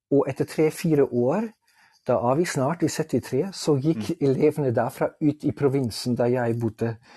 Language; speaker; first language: Norwegian; non-native, fluent; German